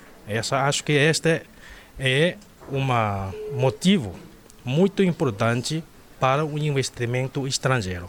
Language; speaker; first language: Portuguese; non-native, fluent; Chinese